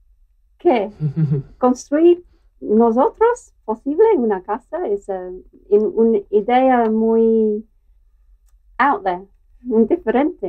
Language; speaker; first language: Spanish; non-native, learner; English